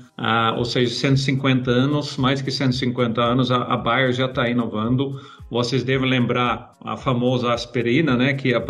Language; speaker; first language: Portuguese; non-native, fluent; Dutch